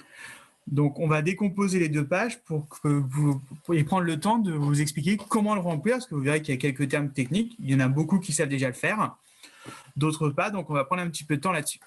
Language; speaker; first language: French; native; French